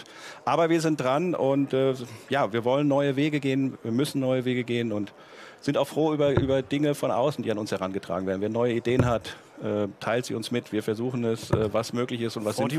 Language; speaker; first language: German; native; German